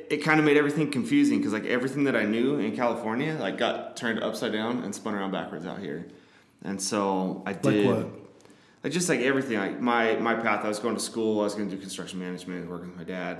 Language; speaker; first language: English; native; English